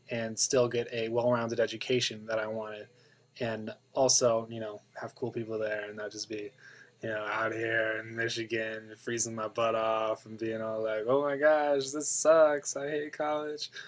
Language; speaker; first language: English; native; English